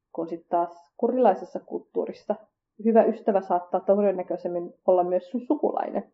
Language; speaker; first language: Finnish; early bilingual, other home language; Kurdish